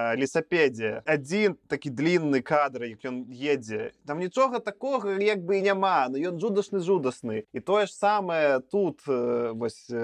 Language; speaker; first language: Belarusian; non-native, local second language; Russian